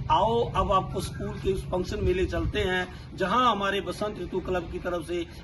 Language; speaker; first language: Hindi; non-native, local second language; Punjabi